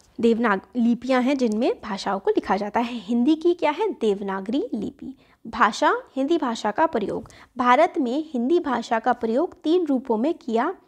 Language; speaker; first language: Hindi; native; Hindi